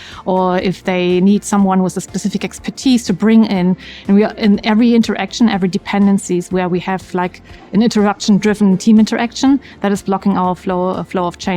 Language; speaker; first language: English; non-native, fluent; German